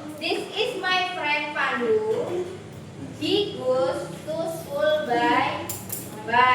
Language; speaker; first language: English; non-native, learner; Indonesian